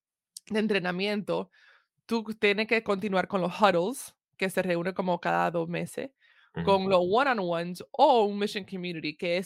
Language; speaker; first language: Spanish; early bilingual, heritage; Spanish